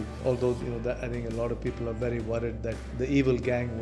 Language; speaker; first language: English; non-native, local second language; Tamil